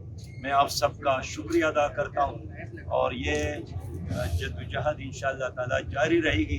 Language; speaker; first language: Urdu; non-native, local second language; Pashto